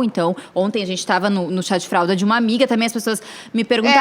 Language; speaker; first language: Portuguese; native; Portuguese